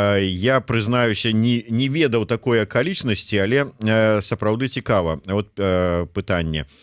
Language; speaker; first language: Belarusian; native; Belarusian